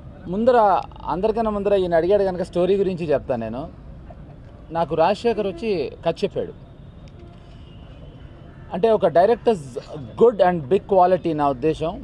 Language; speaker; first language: Telugu; native; Telugu